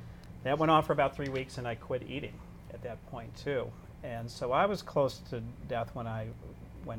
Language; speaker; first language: English; native; English